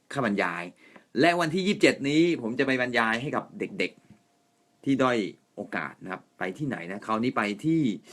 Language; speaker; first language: Thai; non-native, fluent; Japanese